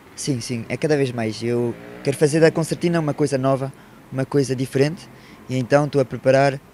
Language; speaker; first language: Portuguese; early bilingual, heritage; French